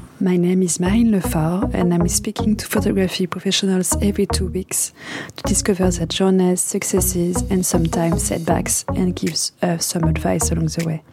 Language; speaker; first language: English; non-native, fluent; French